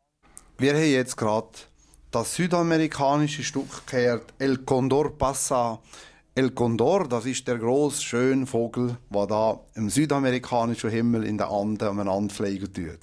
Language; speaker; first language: German; native; German